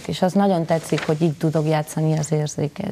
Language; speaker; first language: Hungarian; non-native, learner; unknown